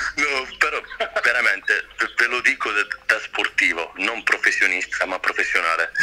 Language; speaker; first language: Italian; native; Italian